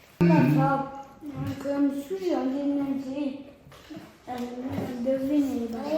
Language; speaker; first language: Korean; early bilingual, heritage; French